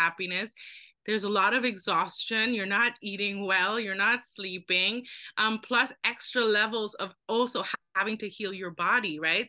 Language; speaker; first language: English; native; English